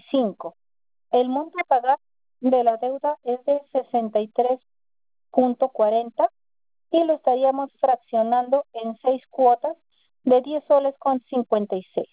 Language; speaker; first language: Spanish; native; Spanish